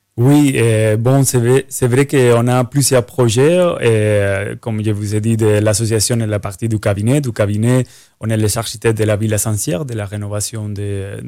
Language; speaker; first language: French; non-native, fluent; Spanish